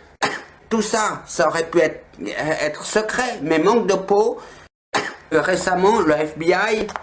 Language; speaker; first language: French; native; French